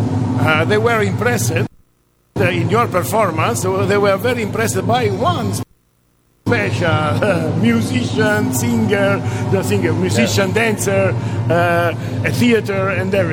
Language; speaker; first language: English; non-native, fluent; Italian